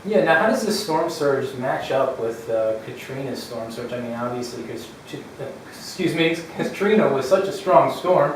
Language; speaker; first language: English; native; English